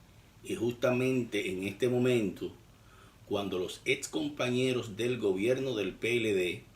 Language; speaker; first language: Spanish; native; Spanish